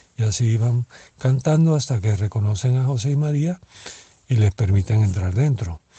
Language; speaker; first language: Spanish; native; Spanish